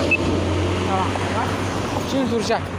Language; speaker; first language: Turkish; native; Turkish